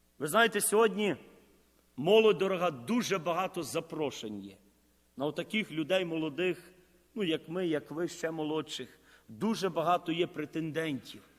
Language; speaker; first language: Ukrainian; native; Ukrainian